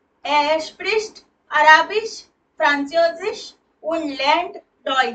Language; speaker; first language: German; non-native, fluent; Hindi